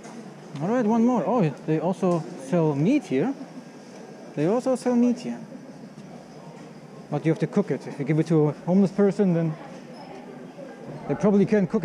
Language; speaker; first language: English; non-native, fluent; German